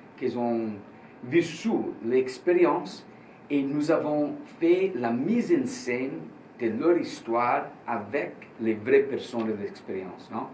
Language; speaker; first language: French; non-native, learner; Italian